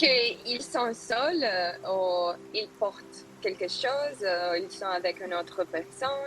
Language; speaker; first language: French; non-native, learner; Spanish